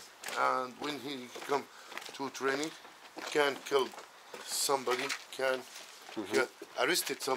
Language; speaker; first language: English; non-native, learner; Arabic